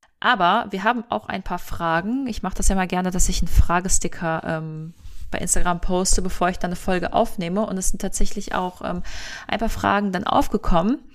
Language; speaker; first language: German; early bilingual, other home language; Russian